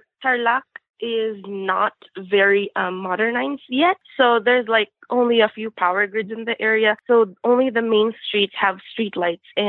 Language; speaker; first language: English; non-native, local second language; Filipino